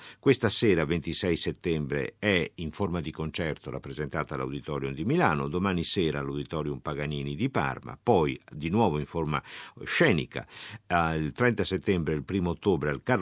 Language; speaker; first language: Italian; native; Italian